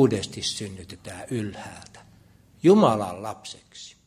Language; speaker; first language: Finnish; native; Finnish